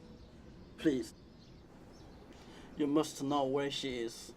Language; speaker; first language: English; non-native, learner; Chinese